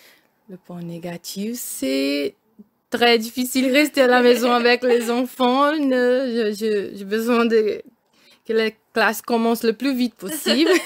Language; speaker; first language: French; non-native, learner; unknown